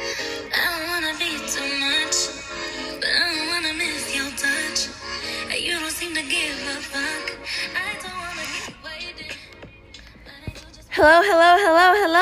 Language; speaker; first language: English; non-native, fluent; Vietnamese